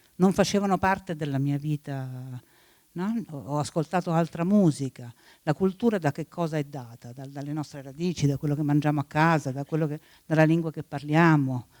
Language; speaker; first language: Italian; early bilingual, other home language; Spanish